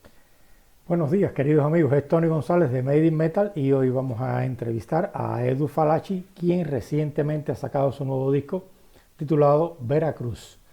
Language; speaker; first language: Spanish; native; Spanish